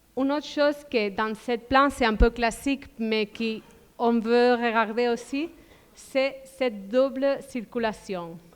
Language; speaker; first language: French; non-native, fluent; Spanish